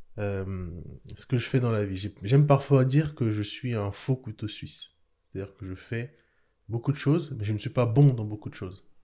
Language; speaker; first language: French; early bilingual, other home language; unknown